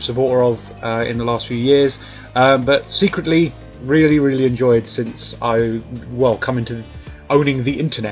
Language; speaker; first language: English; native; English